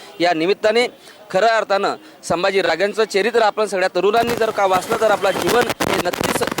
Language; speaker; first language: Marathi; native; Marathi